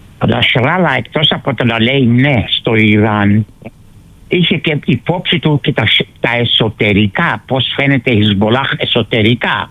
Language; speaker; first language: Greek; early bilingual, heritage; Greek